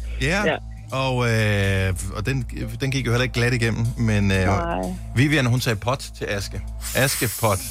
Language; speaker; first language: Danish; native; Danish